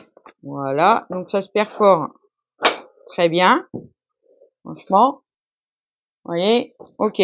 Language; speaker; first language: French; native; French